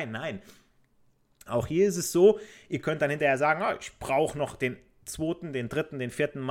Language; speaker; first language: German; native; German